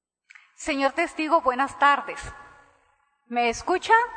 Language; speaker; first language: Spanish; native; Spanish